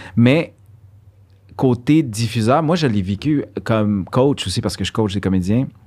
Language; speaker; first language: French; early bilingual, other home language; Spanish